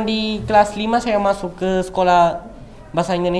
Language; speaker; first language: Indonesian; early bilingual, other home language; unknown